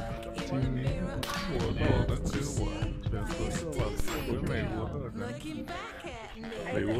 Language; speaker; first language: Chinese; non-native, learner; English